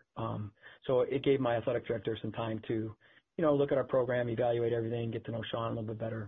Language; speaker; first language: English; native; English